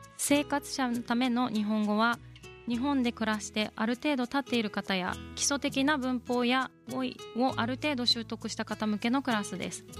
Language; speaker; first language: Japanese; native; Japanese